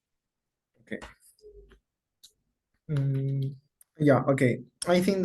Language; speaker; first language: English; non-native, learner; Spanish